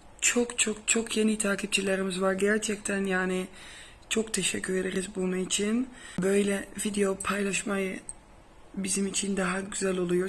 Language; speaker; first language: Turkish; non-native, fluent; Dutch